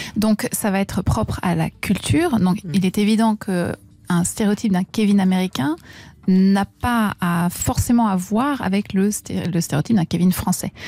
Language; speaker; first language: French; native; French